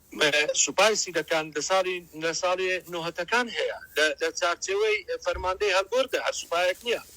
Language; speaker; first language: Central Kurdish; native; Central Kurdish